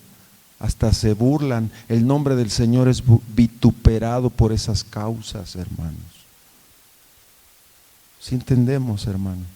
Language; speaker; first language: Spanish; native; Spanish